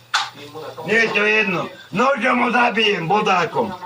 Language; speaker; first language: Slovak; native; Slovak